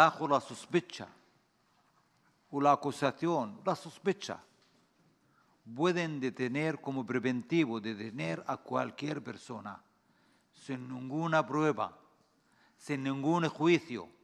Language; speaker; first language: Spanish; non-native, fluent; Arabic